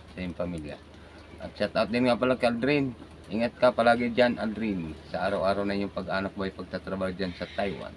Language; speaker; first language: Filipino; native; Filipino